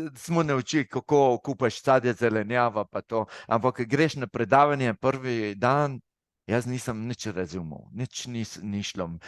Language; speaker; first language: Slovenian; non-native, fluent; Arabic